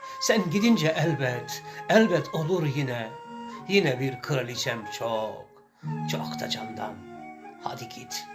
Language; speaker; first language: Turkish; native; Turkish